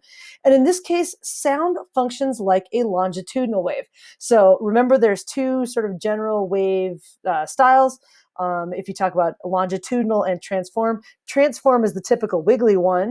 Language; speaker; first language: English; native; English